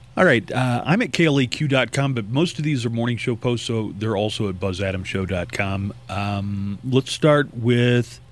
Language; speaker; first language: English; native; English